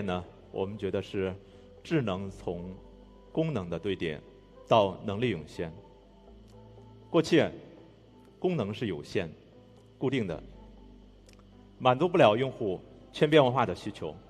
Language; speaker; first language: Chinese; native; Chinese